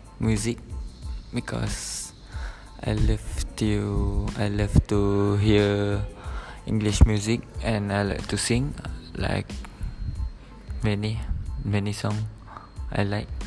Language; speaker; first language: English; non-native, learner; Malay